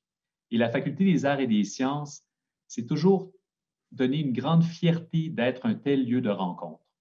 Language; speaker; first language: French; native; French